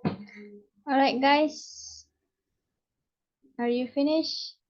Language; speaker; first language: English; non-native, fluent; Indonesian